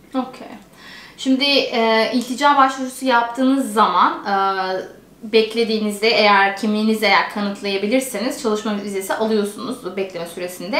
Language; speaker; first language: Turkish; native; Turkish